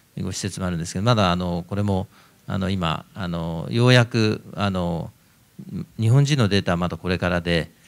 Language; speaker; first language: Japanese; native; Japanese